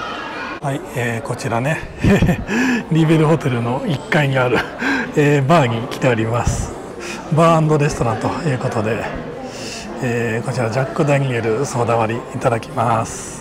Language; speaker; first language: Japanese; native; Japanese